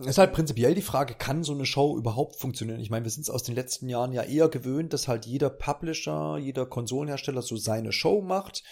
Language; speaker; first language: German; native; German